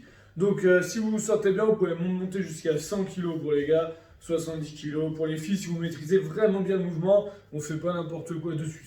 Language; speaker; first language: French; native; French